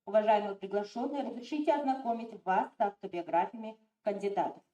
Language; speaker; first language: Russian; non-native, local second language; Kazakh